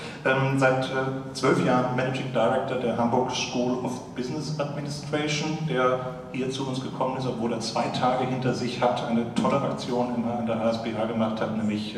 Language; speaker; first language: German; native; German